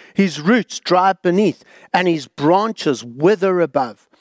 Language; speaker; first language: English; native; English